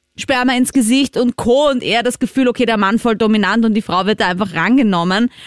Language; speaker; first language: German; non-native, fluent; Spanish